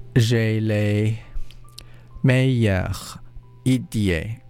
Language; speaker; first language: French; non-native, learner; Chinese